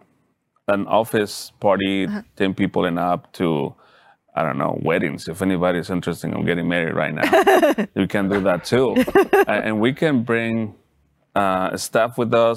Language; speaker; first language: English; non-native, fluent; Spanish